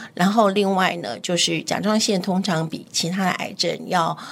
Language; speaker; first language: Chinese; native; Chinese